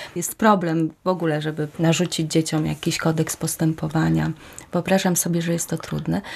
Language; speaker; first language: Polish; native; Polish